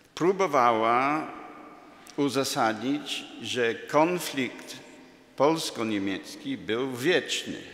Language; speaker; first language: Polish; non-native, fluent; English